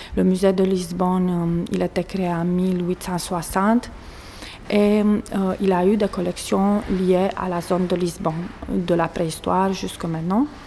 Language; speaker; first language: French; non-native, fluent; Portuguese